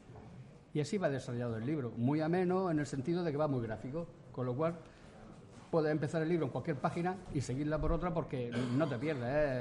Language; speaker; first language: Spanish; native; Spanish